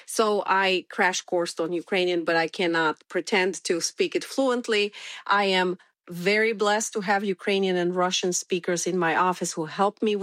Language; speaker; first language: English; non-native, fluent; Romanian